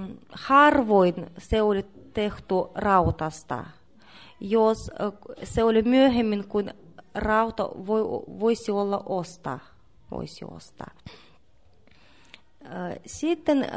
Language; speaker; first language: Finnish; non-native, learner; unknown